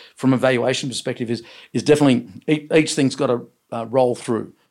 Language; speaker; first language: English; native; English